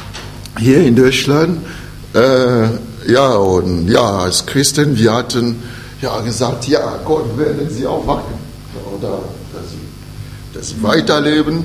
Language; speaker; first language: German; non-native, fluent; French